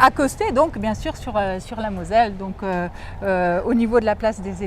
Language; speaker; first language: French; native; French